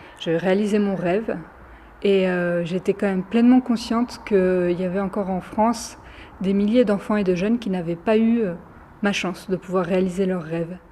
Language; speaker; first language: French; early bilingual, other home language; Romany